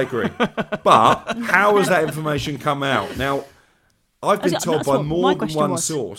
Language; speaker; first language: English; native; English